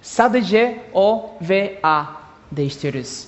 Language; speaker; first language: Turkish; non-native, learner; Portuguese